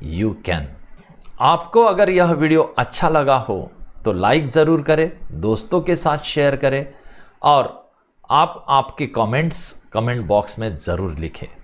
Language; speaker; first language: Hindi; non-native, local second language; Marathi